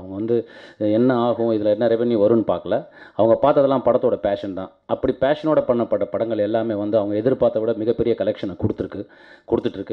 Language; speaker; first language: Tamil; native; Tamil